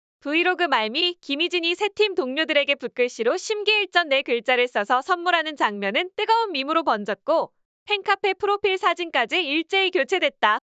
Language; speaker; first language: Korean; native; Korean